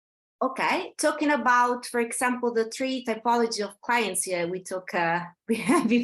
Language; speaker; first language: English; non-native, fluent; Italian